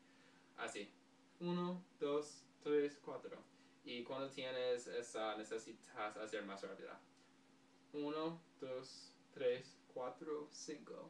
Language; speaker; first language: Spanish; non-native, learner; English